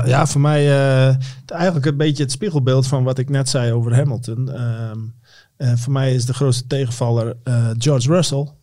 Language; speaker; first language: Dutch; native; Dutch